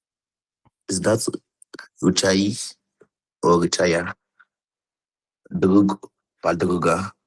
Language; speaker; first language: Russian; non-native, learner; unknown